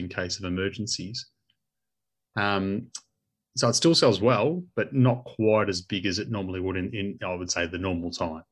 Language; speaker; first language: English; native; English